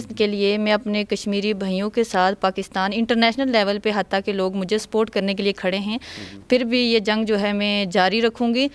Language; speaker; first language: Urdu; non-native, local second language; Punjabi